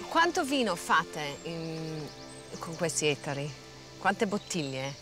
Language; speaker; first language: Italian; early bilingual, other home language; English